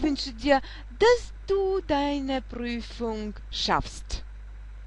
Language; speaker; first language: German; non-native, fluent; Russian